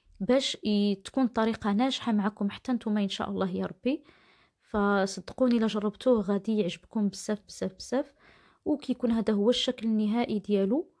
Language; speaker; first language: Arabic; native; Arabic